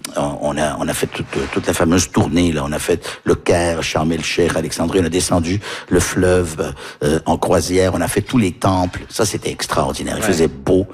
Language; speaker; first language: French; early bilingual, heritage; French